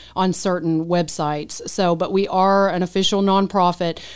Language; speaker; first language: English; native; English